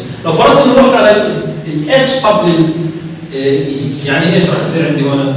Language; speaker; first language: Arabic; native; Arabic